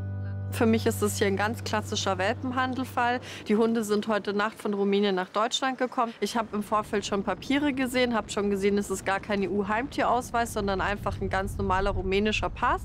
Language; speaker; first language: German; native; German